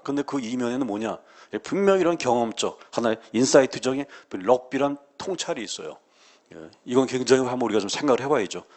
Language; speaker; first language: Korean; native; Korean